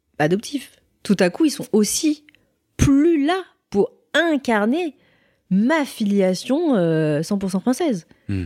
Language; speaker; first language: French; native; French